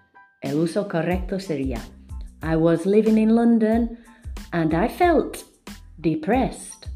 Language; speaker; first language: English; non-native, fluent; Spanish